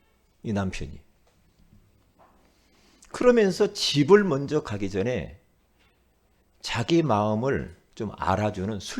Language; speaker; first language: Korean; native; Korean